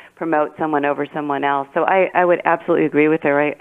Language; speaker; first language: English; native; English